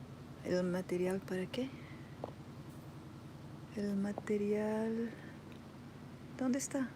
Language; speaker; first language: Spanish; non-native, learner; Portuguese